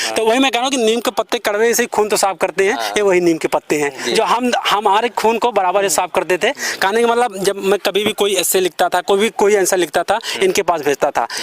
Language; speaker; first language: Hindi; native; Hindi